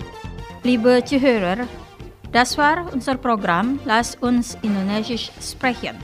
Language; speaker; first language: German; non-native, fluent; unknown